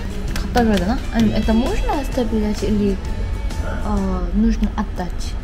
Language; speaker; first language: Russian; non-native, learner; Korean